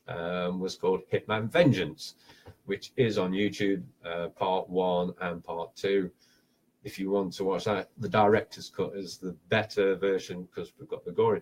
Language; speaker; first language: English; native; English